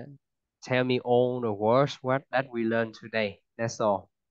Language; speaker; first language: English; non-native, fluent; Vietnamese